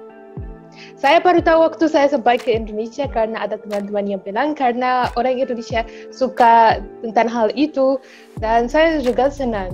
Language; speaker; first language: Indonesian; non-native, fluent; Arabic